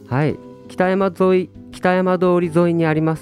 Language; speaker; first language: Japanese; native; Japanese